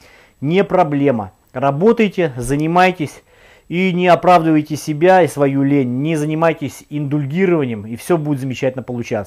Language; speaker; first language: Russian; native; Russian